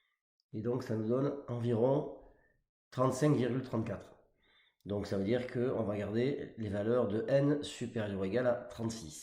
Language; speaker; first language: French; native; French